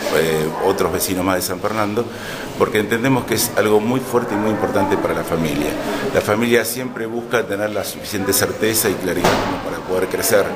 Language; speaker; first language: Spanish; native; Spanish